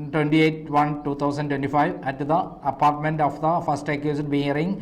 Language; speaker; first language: English; non-native, local second language; Malayalam